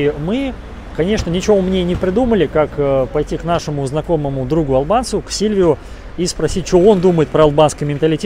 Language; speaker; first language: Russian; native; Russian